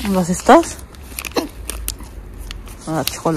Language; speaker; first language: German; non-native, learner; Cebuano